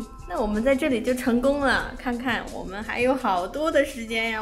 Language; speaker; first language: Chinese; native; Chinese